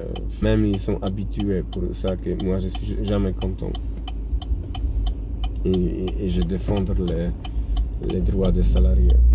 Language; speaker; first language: French; non-native, learner; Polish